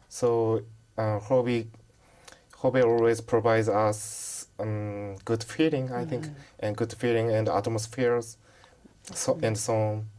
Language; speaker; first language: English; non-native, learner; Japanese